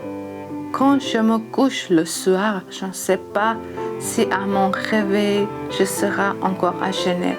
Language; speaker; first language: French; non-native, learner; Georgian